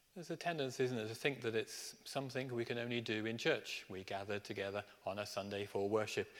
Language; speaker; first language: English; native; English